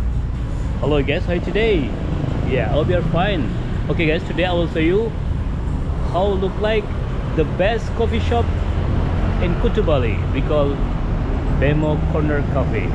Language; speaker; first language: English; non-native, learner; Indonesian